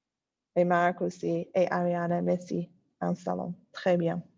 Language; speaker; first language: French; non-native, fluent; English